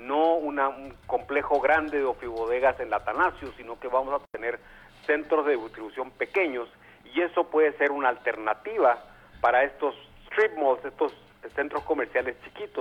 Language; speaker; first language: Spanish; native; Spanish